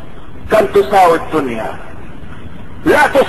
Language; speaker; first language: Arabic; native; Arabic